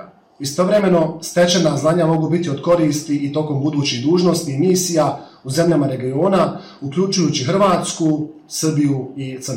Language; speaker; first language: Serbian; native; Serbian